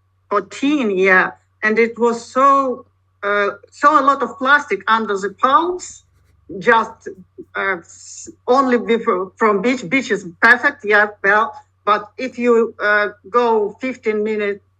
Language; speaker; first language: English; non-native, learner; Russian